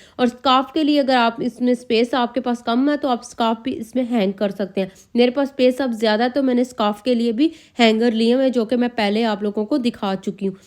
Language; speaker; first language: Urdu; non-native, local second language; Punjabi